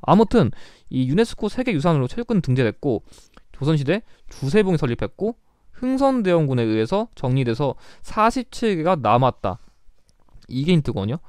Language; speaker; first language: Korean; native; Korean